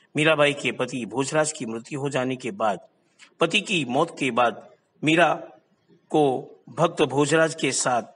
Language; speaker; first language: Hindi; non-native, local second language; Gujarati